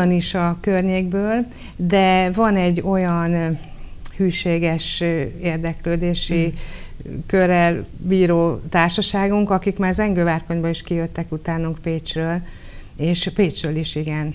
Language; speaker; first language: Hungarian; native; Hungarian